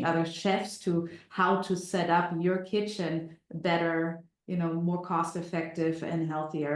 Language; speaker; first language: English; non-native, fluent; German